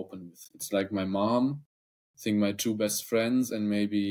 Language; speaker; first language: English; non-native, fluent; German